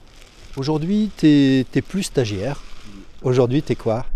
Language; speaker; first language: French; native; French